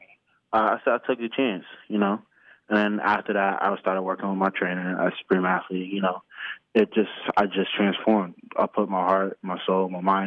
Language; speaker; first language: English; native; English